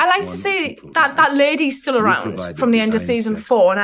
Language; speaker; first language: English; native; English